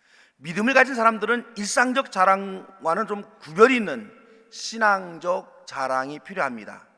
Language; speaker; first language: Korean; native; Korean